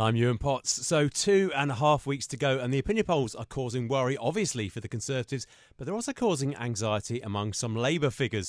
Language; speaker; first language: English; native; English